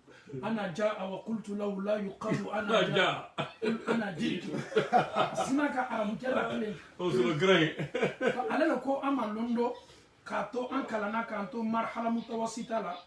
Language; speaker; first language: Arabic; non-native, fluent; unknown